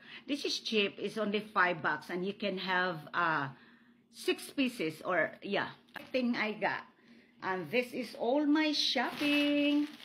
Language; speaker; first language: English; non-native, local second language; Filipino